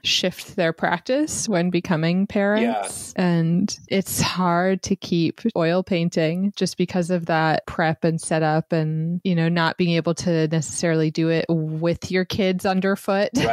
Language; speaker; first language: English; native; English